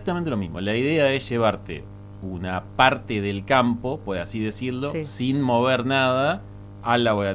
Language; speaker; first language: Spanish; native; Spanish